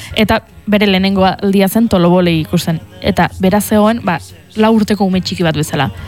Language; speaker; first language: Basque; native; Basque